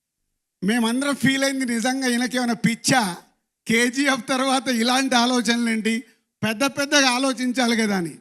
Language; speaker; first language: Telugu; native; Telugu